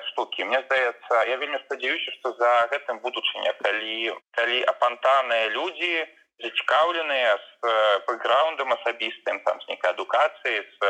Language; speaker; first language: Belarusian; non-native, local second language; Russian